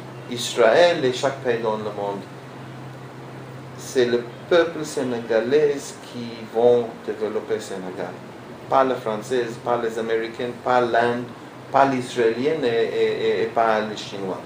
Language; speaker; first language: French; non-native, learner; Hebrew